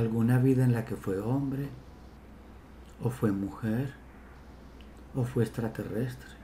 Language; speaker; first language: Spanish; native; Spanish